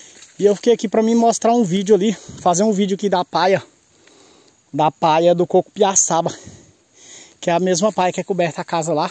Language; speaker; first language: Portuguese; native; Portuguese